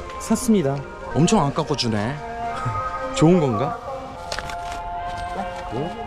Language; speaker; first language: Korean; native; Korean